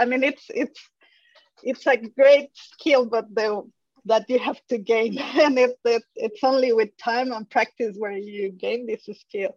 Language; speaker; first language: English; non-native, fluent; Spanish